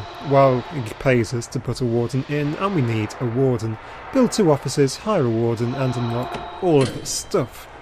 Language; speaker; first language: English; native; English